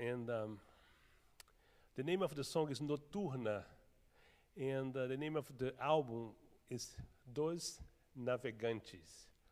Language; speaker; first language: English; non-native, fluent; Portuguese